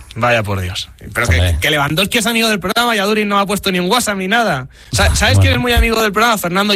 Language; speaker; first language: Spanish; native; Spanish